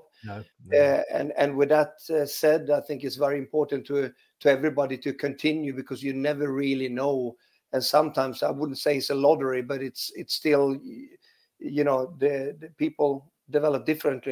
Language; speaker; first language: English; non-native, fluent; Swedish